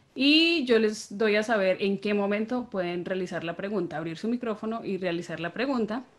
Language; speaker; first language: Spanish; native; Spanish